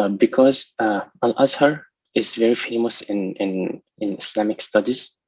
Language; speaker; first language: English; non-native, local second language; Arabic